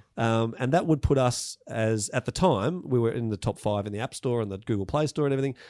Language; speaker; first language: English; native; English